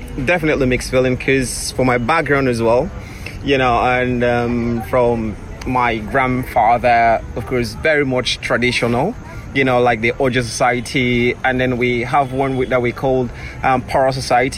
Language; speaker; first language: English; non-native, local second language; Krio